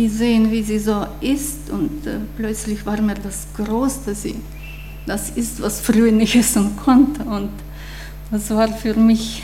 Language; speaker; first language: German; non-native, learner; Russian